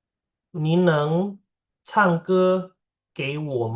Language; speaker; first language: Chinese; non-native, fluent; Indonesian